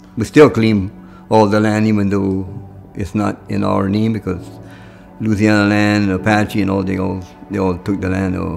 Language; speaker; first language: English; early bilingual, other home language; French